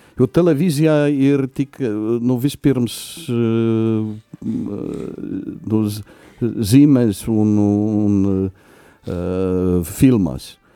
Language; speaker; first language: Latvian; non-native, fluent; Polish